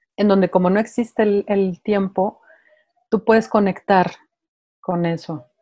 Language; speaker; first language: Spanish; native; Spanish